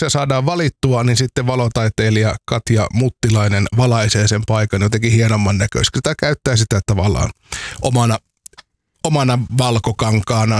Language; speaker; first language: Finnish; native; Finnish